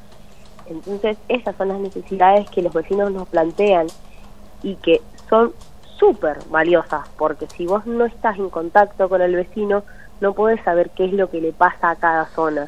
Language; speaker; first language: Spanish; native; Spanish